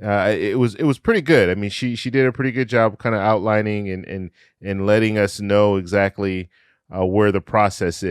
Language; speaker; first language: English; native; English